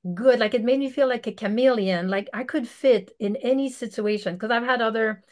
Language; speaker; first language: English; native; English